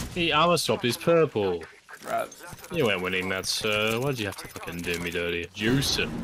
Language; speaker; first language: English; native; English